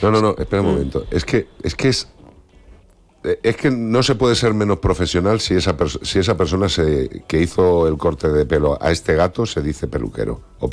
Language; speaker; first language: Spanish; native; Spanish